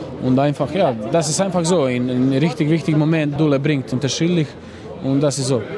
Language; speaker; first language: German; non-native, learner; Croatian